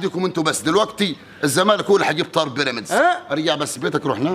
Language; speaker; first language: Arabic; native; Arabic